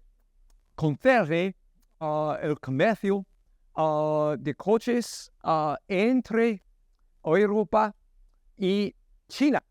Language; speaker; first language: Spanish; non-native, learner; English